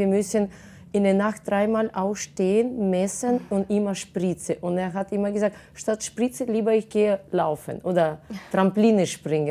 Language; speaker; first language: German; non-native, fluent; Russian